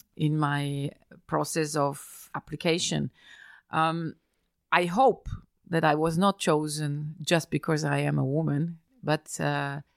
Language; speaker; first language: English; non-native, fluent; German